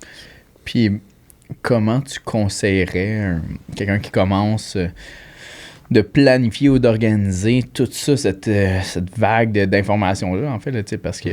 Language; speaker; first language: French; native; French